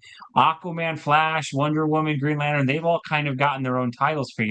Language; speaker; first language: English; native; English